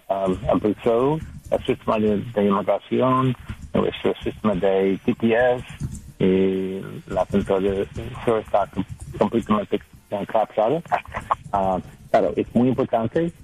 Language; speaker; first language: Spanish; non-native, learner; English